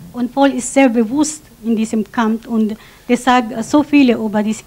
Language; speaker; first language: German; non-native, fluent; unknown